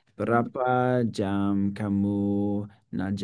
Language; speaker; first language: Indonesian; non-native, learner; English